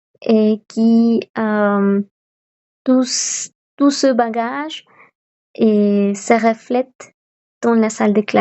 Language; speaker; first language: French; non-native, fluent; Spanish